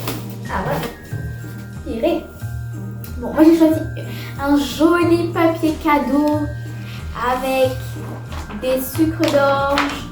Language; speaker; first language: French; native; French